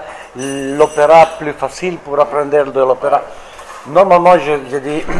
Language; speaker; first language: French; non-native, fluent; Italian